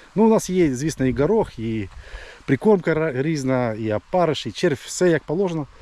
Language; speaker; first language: Ukrainian; non-native, local second language; Russian